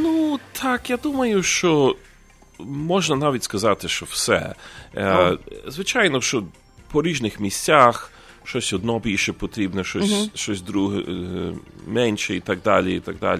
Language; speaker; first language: Ukrainian; early bilingual, heritage; Ukrainian